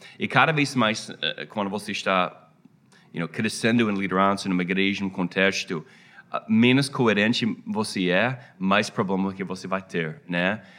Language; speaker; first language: Portuguese; non-native, fluent; English